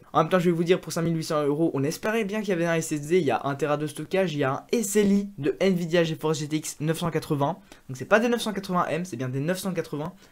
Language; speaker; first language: French; native; French